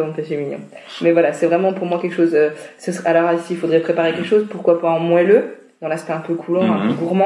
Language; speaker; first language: French; native; French